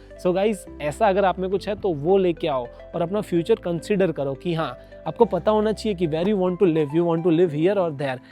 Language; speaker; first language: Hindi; non-native, local second language; Gujarati